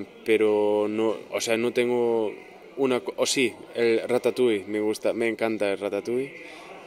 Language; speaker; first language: Spanish; non-native, fluent; German